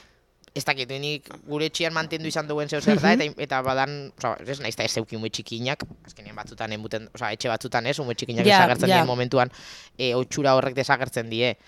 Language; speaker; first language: Basque; native; Basque